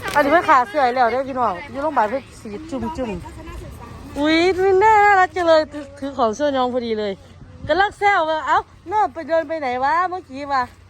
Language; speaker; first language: Thai; native; Thai